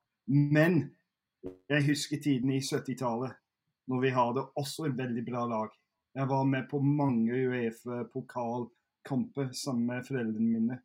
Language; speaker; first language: Norwegian; non-native, fluent; English